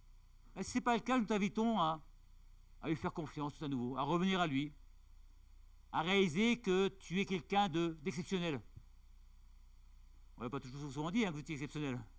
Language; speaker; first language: French; native; French